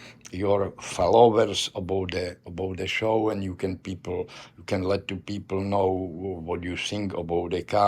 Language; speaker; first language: English; non-native, learner; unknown